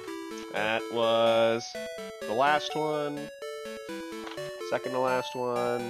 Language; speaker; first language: English; native; English